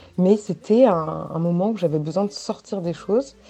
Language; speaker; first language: French; native; French